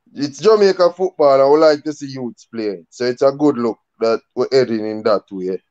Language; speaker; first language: English; native; English